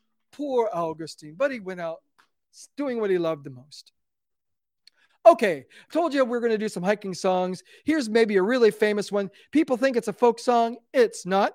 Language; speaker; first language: English; native; English